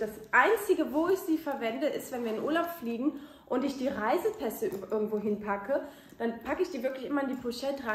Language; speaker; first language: German; native; German